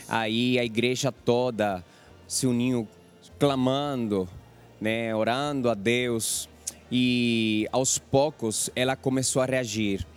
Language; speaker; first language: Portuguese; non-native, fluent; Spanish